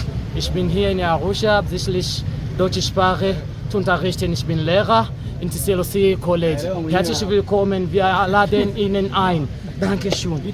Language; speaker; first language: German; non-native, fluent; Swahili